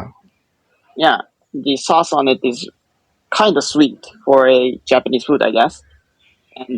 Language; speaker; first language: English; non-native, fluent; Japanese